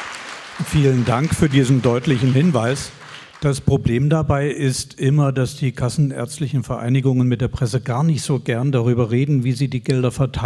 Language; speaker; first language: German; native; German